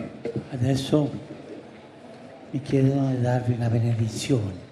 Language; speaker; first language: Italian; early bilingual, heritage; Spanish